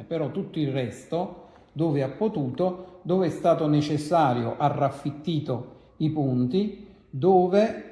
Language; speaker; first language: Italian; native; Italian